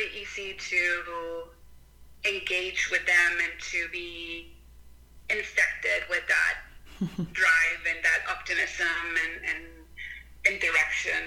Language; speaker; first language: English; non-native, fluent; Spanish